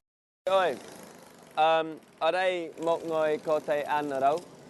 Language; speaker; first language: Vietnamese; non-native, learner; English